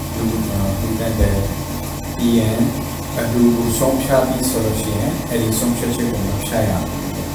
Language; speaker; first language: Burmese; non-native, fluent; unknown